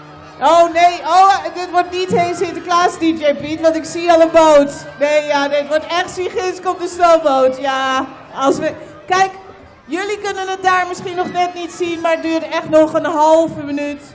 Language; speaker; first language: Dutch; native; Dutch